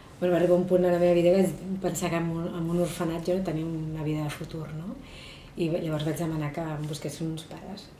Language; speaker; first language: Catalan; early bilingual, other home language; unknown